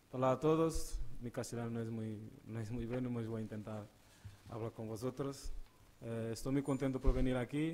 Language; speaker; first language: Spanish; non-native, learner; Portuguese